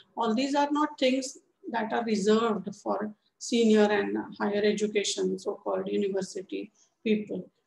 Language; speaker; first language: English; non-native, local second language; Marathi